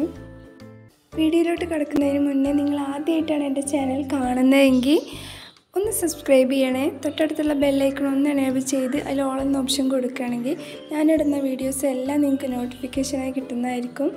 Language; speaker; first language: Malayalam; native; Malayalam